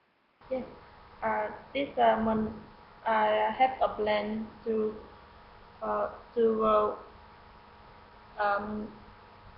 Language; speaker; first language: English; non-native, learner; Vietnamese